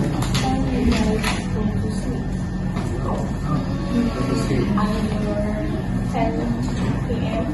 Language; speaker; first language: English; non-native, learner; Indonesian